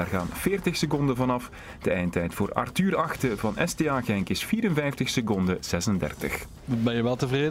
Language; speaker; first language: Dutch; native; Dutch